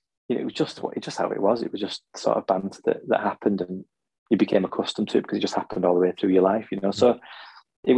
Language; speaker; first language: English; native; English